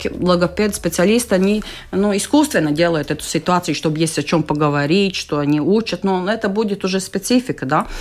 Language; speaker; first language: Russian; non-native, local second language; Latvian